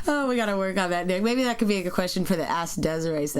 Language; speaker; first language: English; native; English